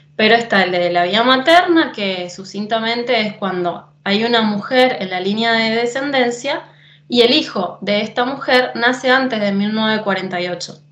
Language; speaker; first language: Spanish; native; Spanish